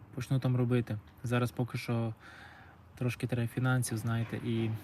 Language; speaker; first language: Ukrainian; native; Ukrainian